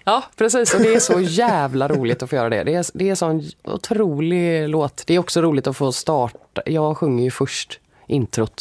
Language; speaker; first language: Swedish; native; Swedish